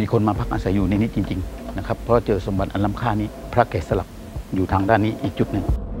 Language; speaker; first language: Thai; native; Thai